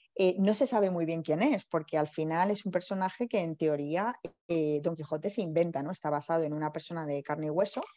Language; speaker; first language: Spanish; native; Spanish